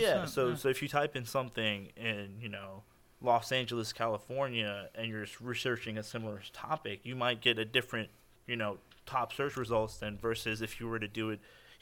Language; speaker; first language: English; native; English